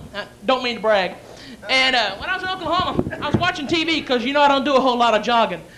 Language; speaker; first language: English; native; English